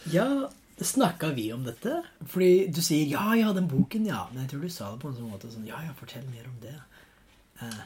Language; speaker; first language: Norwegian; non-native, fluent; English